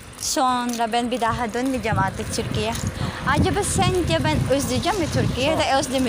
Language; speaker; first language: Turkish; non-native, learner; Filipino